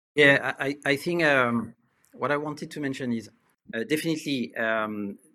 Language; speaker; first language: English; non-native, fluent; French